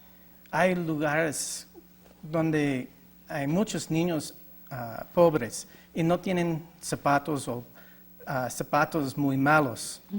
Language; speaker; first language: Spanish; non-native, learner; English